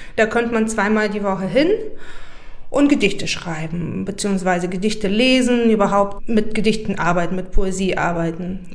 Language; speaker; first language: German; non-native, fluent; Bulgarian